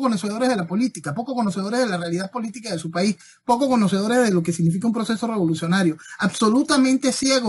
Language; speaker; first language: Spanish; native; Spanish